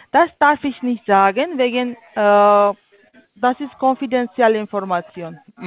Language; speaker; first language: German; non-native, learner; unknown